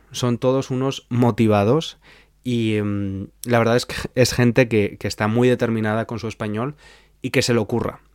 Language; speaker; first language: Spanish; native; Spanish